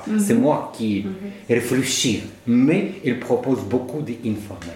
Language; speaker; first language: French; non-native, learner; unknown